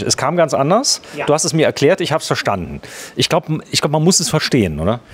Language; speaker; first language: German; native; German